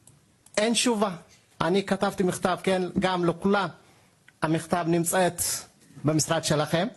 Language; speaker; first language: Hebrew; non-native, learner; Tigrinya